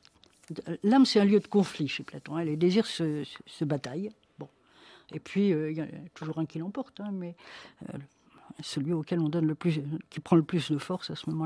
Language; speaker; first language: French; native; French